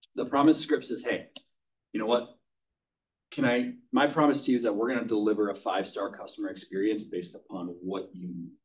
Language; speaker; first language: English; native; English